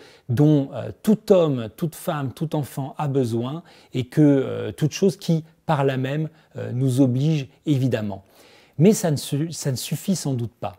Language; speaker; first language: French; native; French